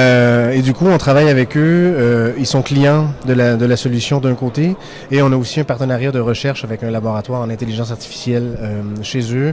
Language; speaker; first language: French; native; French